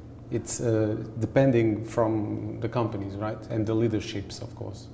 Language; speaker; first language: English; non-native, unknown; Portuguese